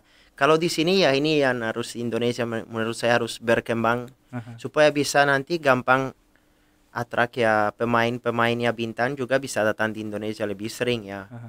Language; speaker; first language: Indonesian; non-native, fluent; Italian